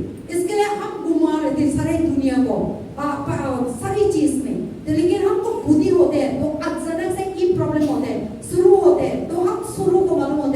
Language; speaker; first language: Hindi; non-native, local second language; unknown